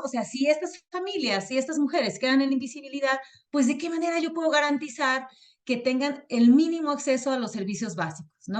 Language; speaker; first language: Spanish; native; Spanish